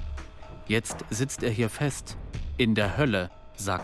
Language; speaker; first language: German; native; German